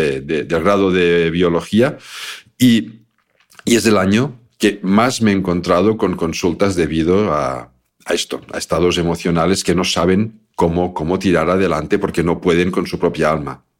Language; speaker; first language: Spanish; native; Spanish